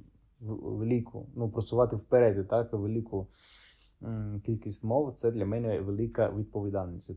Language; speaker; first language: Ukrainian; non-native, fluent; Italian